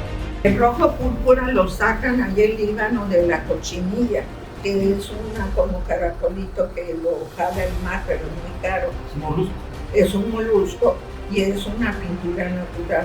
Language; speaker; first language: Spanish; non-native, fluent; Arabic